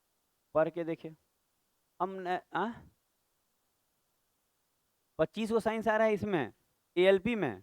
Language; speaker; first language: Hindi; native; Hindi